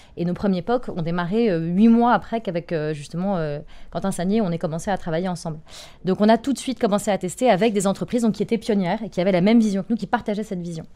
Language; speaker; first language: French; native; French